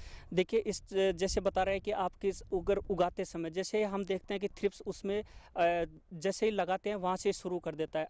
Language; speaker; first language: Hindi; native; Hindi